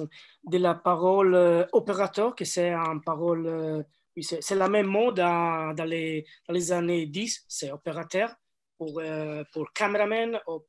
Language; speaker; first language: French; non-native, learner; Italian